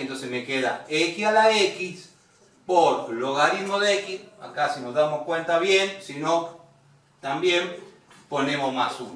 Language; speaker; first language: Spanish; native; Spanish